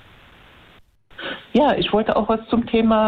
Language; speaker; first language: German; native; German